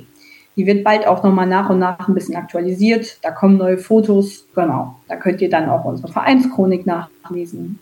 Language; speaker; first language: German; native; German